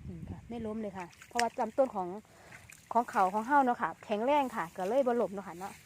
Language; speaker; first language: Thai; native; Thai